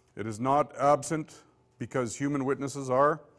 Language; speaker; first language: English; native; English